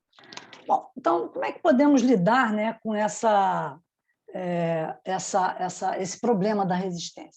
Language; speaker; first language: Portuguese; native; Portuguese